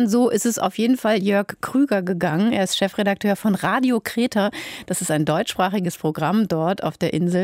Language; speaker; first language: German; native; German